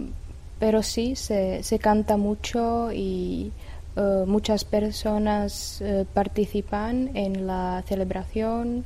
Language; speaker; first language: Spanish; non-native, fluent; Czech